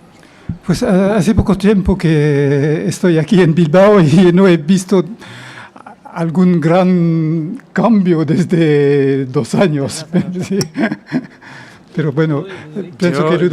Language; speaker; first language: Spanish; non-native, fluent; French